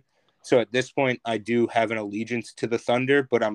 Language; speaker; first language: English; native; English